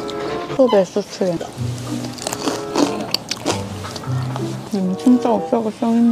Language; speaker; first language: Chinese; non-native, fluent; Korean